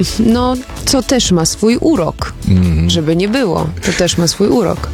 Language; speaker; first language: Polish; early bilingual, other home language; German